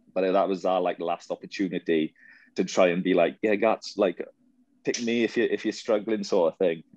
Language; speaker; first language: English; native; English